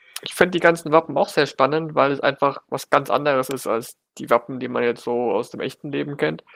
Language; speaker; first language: German; native; German